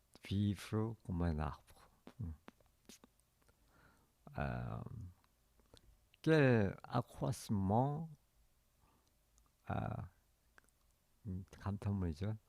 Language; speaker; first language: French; non-native, fluent; Korean